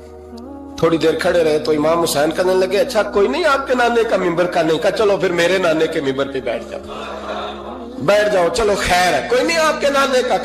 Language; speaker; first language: Urdu; native; Urdu